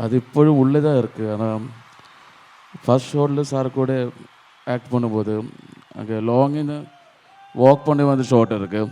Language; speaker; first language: Tamil; non-native, learner; Malayalam